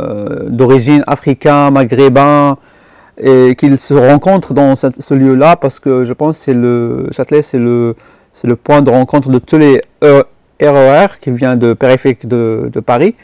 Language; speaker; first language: French; non-native, local second language; Arabic